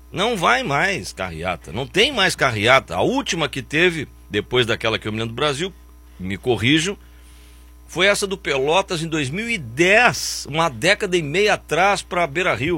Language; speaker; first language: Portuguese; native; Portuguese